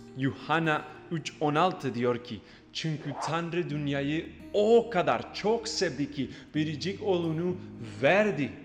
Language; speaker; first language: Turkish; non-native, fluent; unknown